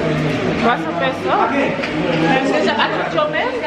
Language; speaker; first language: Spanish; non-native, learner; Haitian Creole